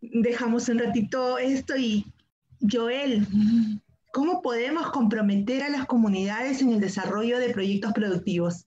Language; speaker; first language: Spanish; native; Spanish